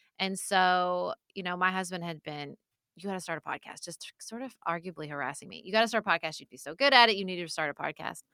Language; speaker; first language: English; native; English